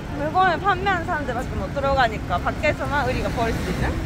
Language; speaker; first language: Korean; non-native, fluent; Japanese